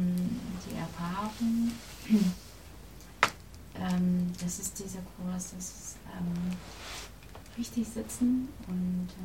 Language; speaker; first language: German; non-native, learner; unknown